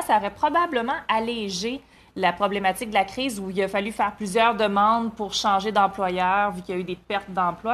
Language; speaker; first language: French; native; French